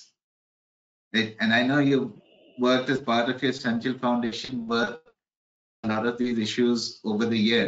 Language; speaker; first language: English; non-native, local second language; Hindi